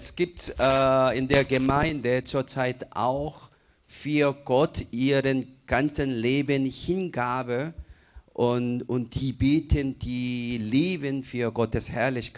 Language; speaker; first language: German; non-native, fluent; Korean